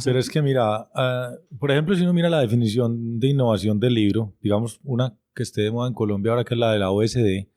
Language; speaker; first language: Spanish; native; Spanish